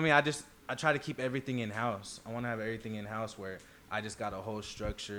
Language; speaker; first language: English; native; English